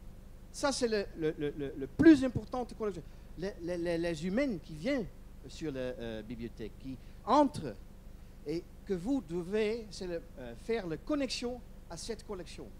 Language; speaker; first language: French; non-native, learner; Dutch